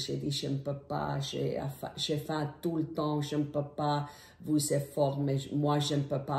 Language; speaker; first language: French; non-native, learner; English